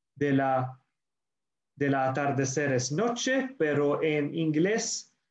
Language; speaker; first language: Spanish; non-native, learner; English